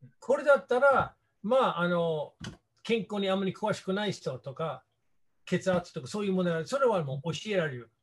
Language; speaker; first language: Japanese; non-native, fluent; English